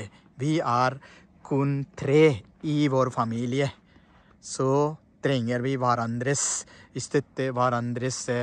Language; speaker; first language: Norwegian; non-native, fluent; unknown